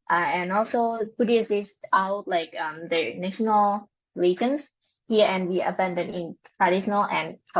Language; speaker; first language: English; non-native, learner; Lao